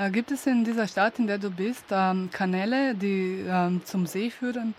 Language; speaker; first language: German; non-native, learner; Slovenian